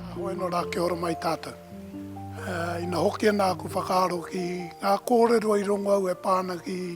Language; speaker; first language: Māori; native; Māori